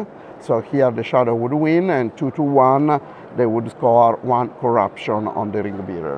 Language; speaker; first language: English; non-native, fluent; Italian